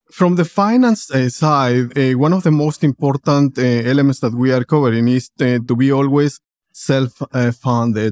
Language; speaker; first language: English; non-native, fluent; Spanish